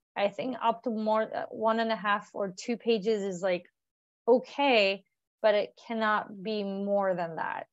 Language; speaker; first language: English; non-native, fluent; Turkish